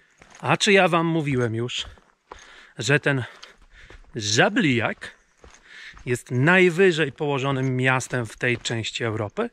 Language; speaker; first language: Polish; native; Polish